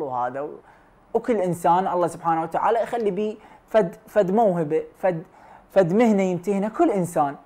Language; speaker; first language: Arabic; native; Arabic